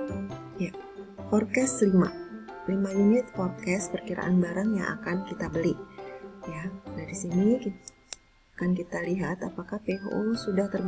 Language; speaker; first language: Indonesian; native; Indonesian